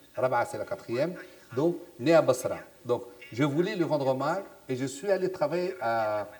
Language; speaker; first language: French; non-native, local second language; Arabic